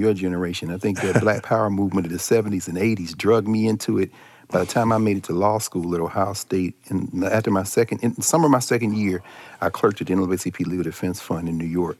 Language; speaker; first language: English; native; English